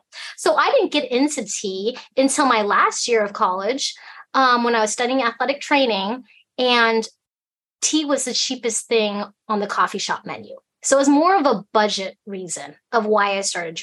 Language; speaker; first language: English; early bilingual, other home language; Cantonese